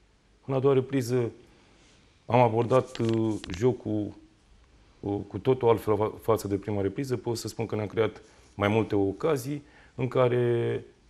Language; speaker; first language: Romanian; native; Romanian